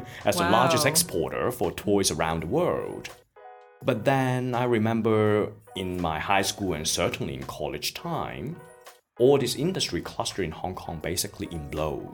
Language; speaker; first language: English; non-native, local second language; Cantonese